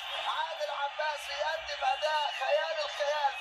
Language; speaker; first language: Arabic; native; Arabic